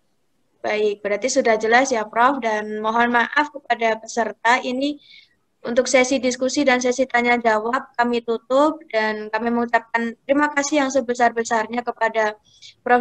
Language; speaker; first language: Indonesian; native; Indonesian